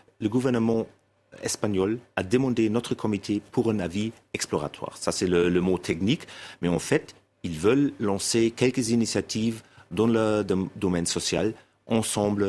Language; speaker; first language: French; non-native, fluent; German